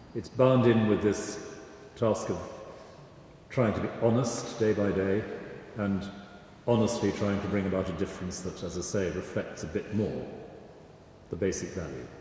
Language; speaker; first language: English; native; English